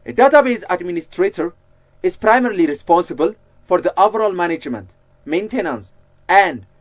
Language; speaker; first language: English; non-native, local second language; Amharic